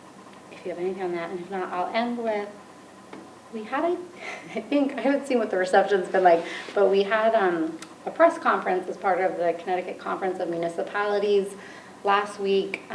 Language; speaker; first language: English; native; English